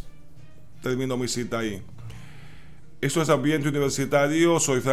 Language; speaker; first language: Spanish; native; Spanish